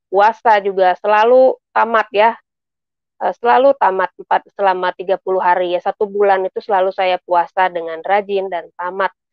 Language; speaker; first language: Indonesian; native; Indonesian